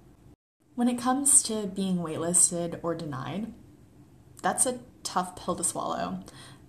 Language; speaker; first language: English; native; English